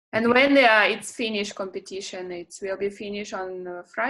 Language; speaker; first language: English; non-native, learner; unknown